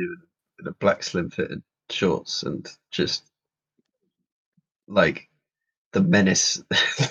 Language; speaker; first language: English; native; English